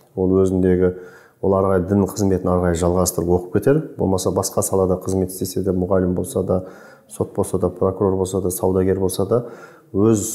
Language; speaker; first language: Kazakh; native; Kazakh